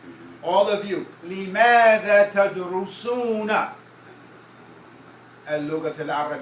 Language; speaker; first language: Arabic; non-native, fluent; English